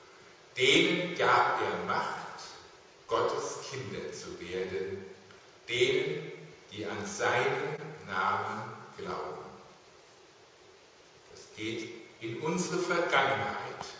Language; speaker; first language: German; native; German